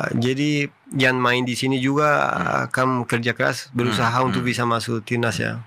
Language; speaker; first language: Indonesian; non-native, fluent; Spanish